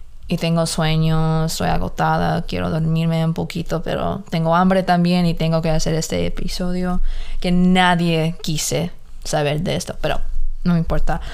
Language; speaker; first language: Spanish; early bilingual, heritage; Spanish